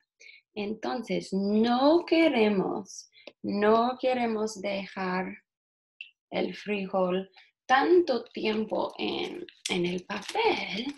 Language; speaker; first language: Spanish; non-native, fluent; English